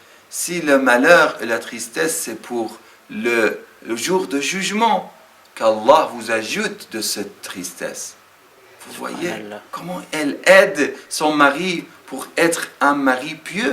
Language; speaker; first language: French; non-native, fluent; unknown